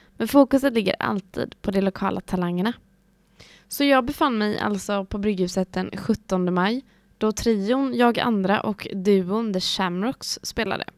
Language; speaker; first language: Swedish; native; Swedish